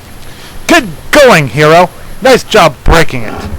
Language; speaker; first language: English; native; English